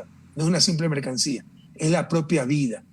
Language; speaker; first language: Spanish; native; Spanish